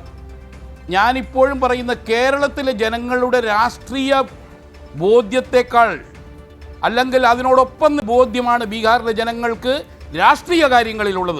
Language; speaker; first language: Malayalam; native; Malayalam